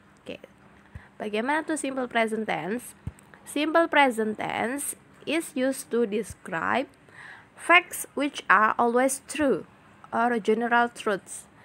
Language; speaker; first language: English; non-native, fluent; Indonesian